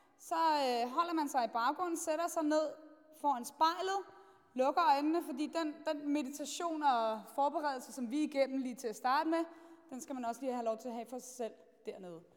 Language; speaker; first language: Danish; native; Danish